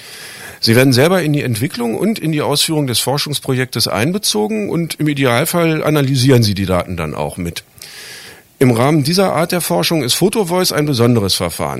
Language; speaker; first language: German; native; German